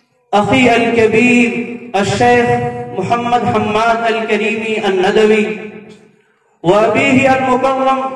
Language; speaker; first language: Arabic; non-native, fluent; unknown